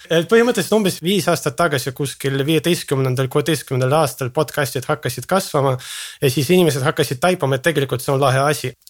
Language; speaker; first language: Estonian; non-native, local second language; Russian